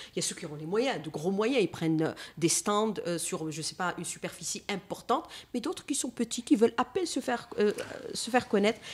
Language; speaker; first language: French; non-native, local second language; Arabic